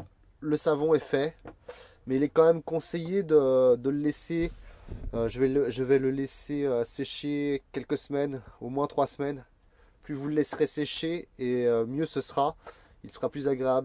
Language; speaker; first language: French; native; French